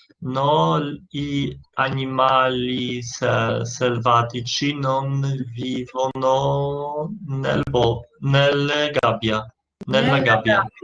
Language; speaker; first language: Italian; non-native, learner; Polish